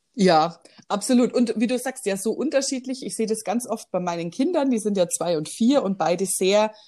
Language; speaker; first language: German; native; German